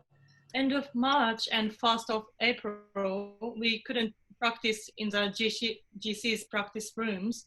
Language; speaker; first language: English; non-native, fluent; Japanese